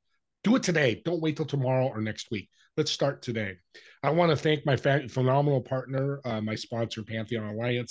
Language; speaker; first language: English; native; English